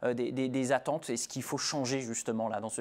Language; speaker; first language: French; native; French